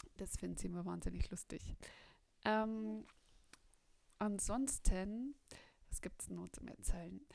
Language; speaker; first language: German; native; German